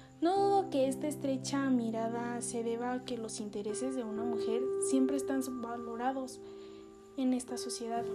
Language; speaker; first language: Spanish; native; Spanish